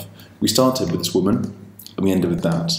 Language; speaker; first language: English; native; English